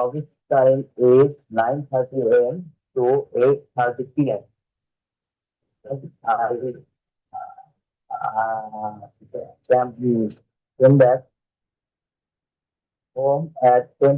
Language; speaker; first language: English; non-native, learner; Bangla